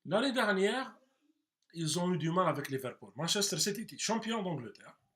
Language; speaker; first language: French; non-native, local second language; Arabic